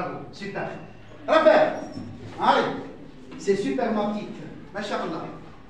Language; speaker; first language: French; non-native, fluent; Arabic